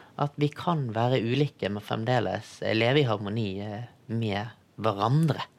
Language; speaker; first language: Norwegian; early bilingual, other home language; Tamil